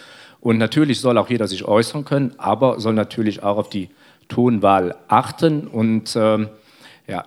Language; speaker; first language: German; native; German